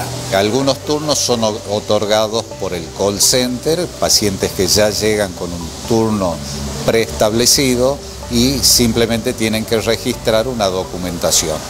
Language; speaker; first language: Spanish; native; Spanish